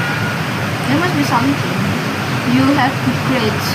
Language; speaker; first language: English; non-native, learner; Indonesian